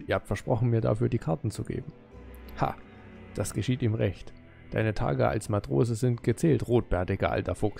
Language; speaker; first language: German; native; German